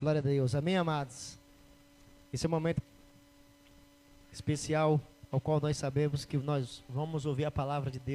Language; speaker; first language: Portuguese; native; Portuguese